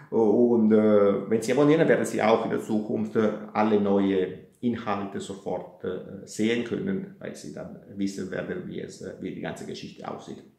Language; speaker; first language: German; non-native, fluent; Italian